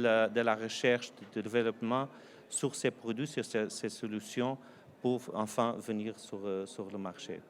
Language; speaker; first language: French; non-native, fluent; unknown